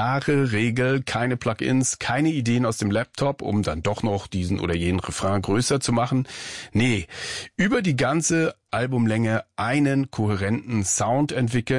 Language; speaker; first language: German; native; German